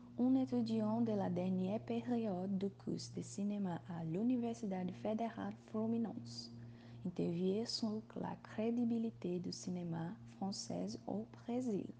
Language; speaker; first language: French; non-native, learner; Portuguese